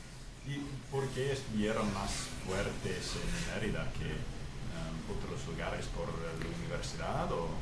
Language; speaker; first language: Spanish; non-native, fluent; English